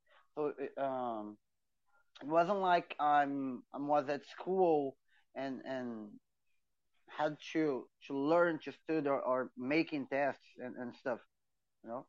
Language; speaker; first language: English; non-native, fluent; Portuguese